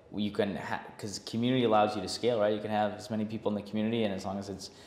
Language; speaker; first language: English; native; English